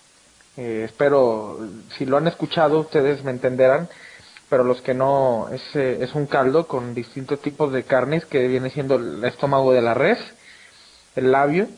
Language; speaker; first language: Spanish; native; Spanish